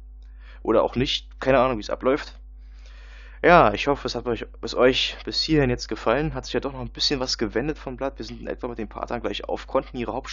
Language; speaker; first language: German; native; German